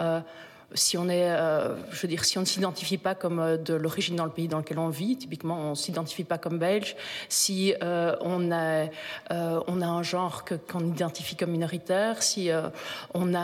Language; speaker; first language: French; native; French